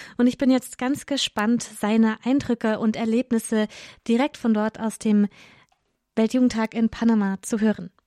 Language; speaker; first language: German; native; German